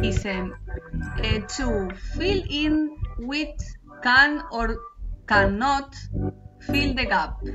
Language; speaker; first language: English; non-native, learner; Spanish